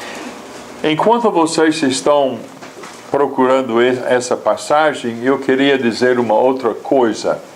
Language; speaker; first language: Portuguese; non-native, fluent; English